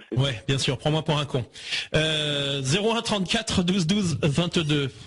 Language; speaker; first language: French; native; French